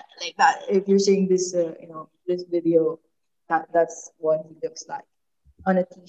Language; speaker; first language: English; non-native, local second language; Filipino